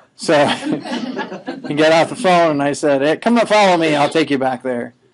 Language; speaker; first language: English; native; English